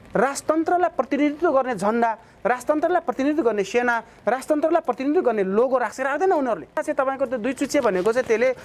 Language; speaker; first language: Nepali; non-native, local second language; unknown